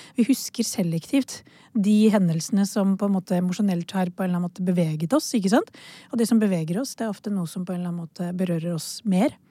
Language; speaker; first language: Norwegian; early bilingual, other home language; Urdu